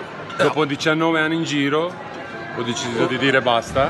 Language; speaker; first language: Italian; non-native, fluent; Croatian